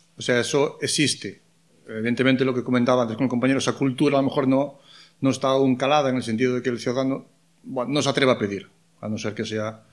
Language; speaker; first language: Spanish; non-native, local second language; Galician